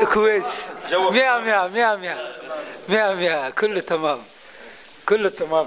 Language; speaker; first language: Arabic; non-native, learner; Somali